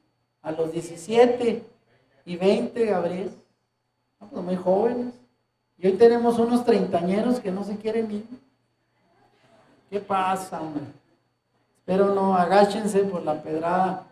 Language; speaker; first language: Spanish; native; Spanish